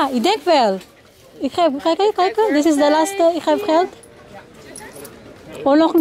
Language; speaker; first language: Dutch; non-native, learner; Filipino